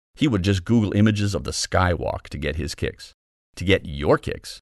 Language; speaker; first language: English; native; English